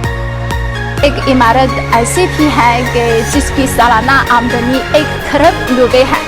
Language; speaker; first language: Urdu; non-native, fluent; Chinese